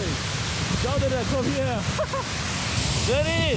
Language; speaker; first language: German; early bilingual, other home language; Bosnian